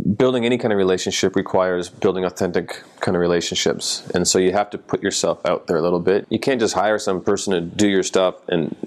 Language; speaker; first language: English; native; English